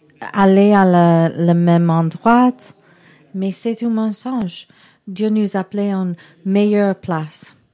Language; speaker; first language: French; non-native, learner; English